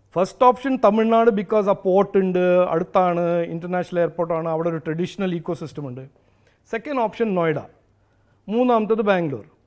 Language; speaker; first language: Malayalam; early bilingual, heritage; Malayalam